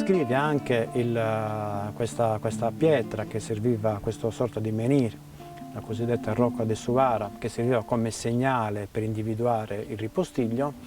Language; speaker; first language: Italian; native; Italian